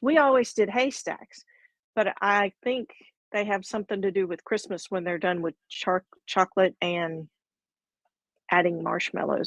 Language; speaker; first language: English; native; English